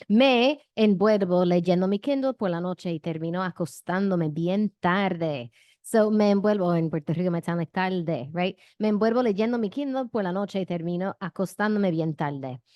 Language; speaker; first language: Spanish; non-native, fluent; English